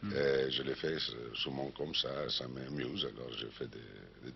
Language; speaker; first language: French; non-native, learner; Spanish